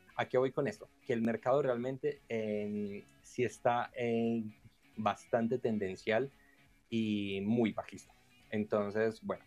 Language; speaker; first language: Spanish; native; Spanish